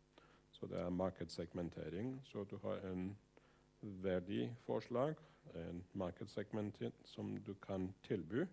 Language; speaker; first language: Norwegian; non-native, fluent; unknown